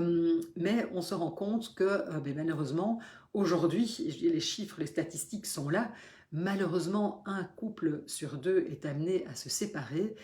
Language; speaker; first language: French; native; French